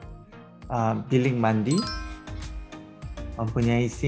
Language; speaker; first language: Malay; non-native, learner; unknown